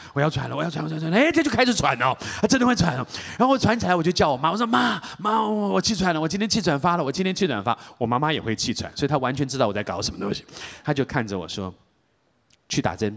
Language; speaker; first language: Chinese; native; Chinese